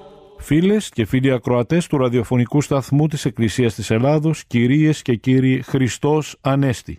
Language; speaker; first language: Greek; native; Greek